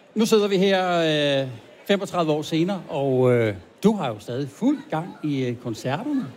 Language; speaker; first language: Danish; native; Danish